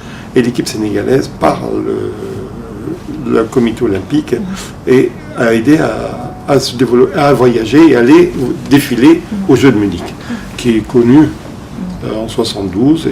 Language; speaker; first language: French; non-native, local second language; Arabic